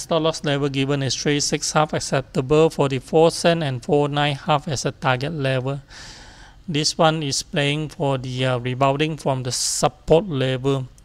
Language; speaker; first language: English; non-native, local second language; Chinese